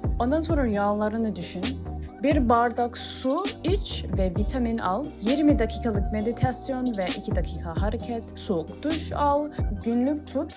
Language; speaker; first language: Turkish; early bilingual, heritage; Turkish